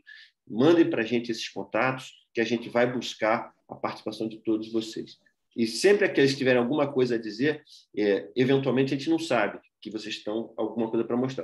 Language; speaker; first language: Portuguese; native; Portuguese